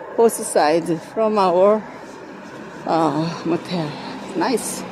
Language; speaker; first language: English; non-native, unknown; Korean